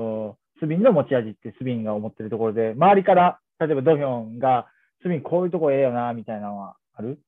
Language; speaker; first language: Japanese; native; Japanese